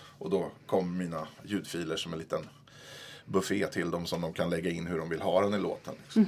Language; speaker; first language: Swedish; native; Swedish